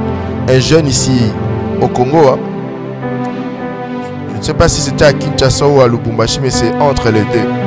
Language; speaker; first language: French; non-native, local second language; Lingala